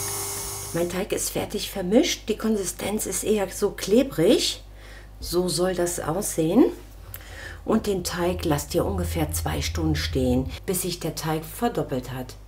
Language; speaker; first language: German; native; German